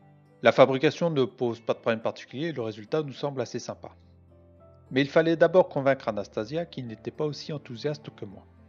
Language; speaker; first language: French; native; French